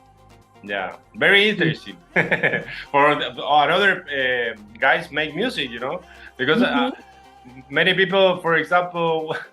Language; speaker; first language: English; non-native, learner; Spanish